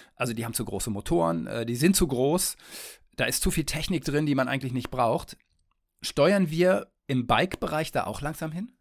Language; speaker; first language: German; native; German